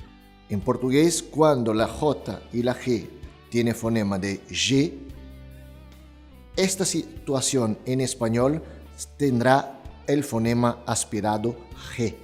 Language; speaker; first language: Spanish; non-native, fluent; Portuguese